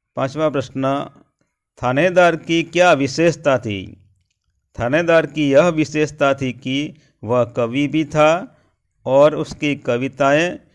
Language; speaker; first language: Hindi; non-native, local second language; Gujarati